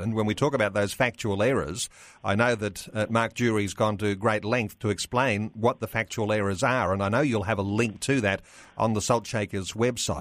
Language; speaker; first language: English; native; English